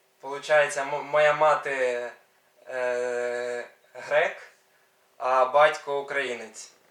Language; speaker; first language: Ukrainian; non-native, local second language; Russian